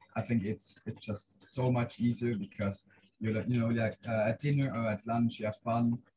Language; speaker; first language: English; non-native, fluent; Swiss German